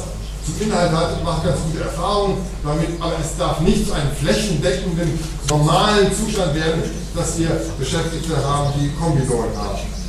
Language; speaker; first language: German; native; German